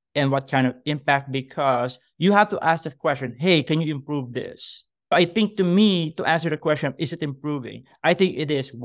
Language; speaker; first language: English; non-native, local second language; Filipino